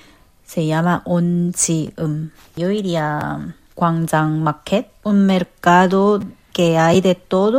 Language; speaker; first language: Spanish; non-native, fluent; Korean